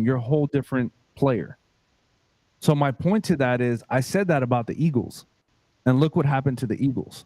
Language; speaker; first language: English; native; English